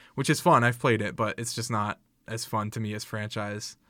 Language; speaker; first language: English; native; English